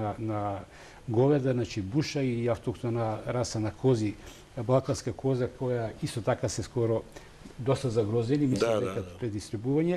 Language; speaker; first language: Macedonian; native; Macedonian